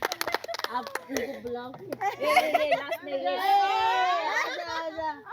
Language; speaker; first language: Hindi; non-native, local second language; Rongmei Naga